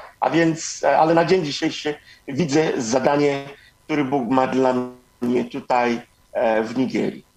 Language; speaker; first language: Polish; non-native, fluent; Igbo